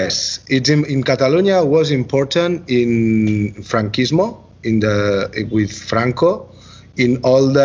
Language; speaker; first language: English; non-native, learner; Catalan